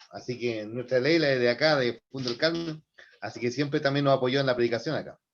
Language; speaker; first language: Spanish; native; Spanish